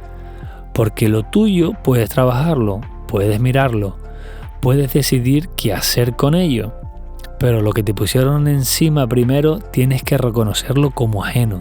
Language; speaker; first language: Spanish; native; Spanish